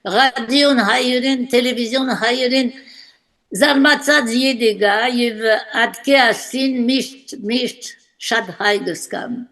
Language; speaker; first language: Armenian; early bilingual, heritage; Armenian